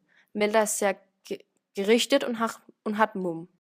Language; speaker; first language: German; non-native, learner; Danish